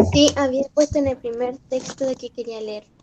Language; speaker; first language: Spanish; native; Spanish